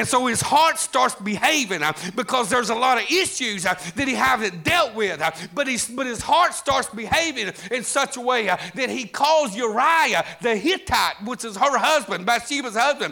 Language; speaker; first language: English; native; English